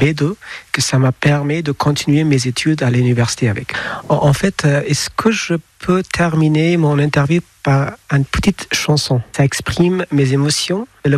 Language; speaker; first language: French; non-native, fluent; Persian